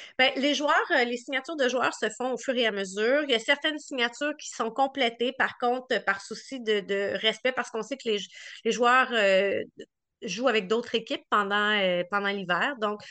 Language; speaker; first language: French; native; French